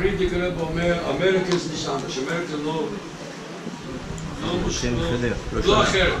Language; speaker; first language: Hebrew; non-native, fluent; English